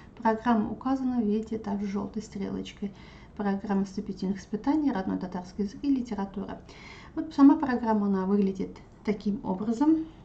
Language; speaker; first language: Russian; non-native, local second language; Tatar